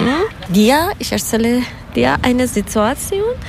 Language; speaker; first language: German; non-native, learner; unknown